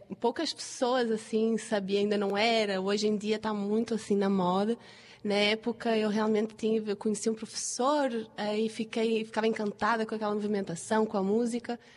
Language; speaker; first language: Portuguese; native; Portuguese